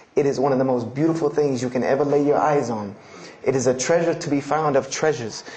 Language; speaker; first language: English; native; English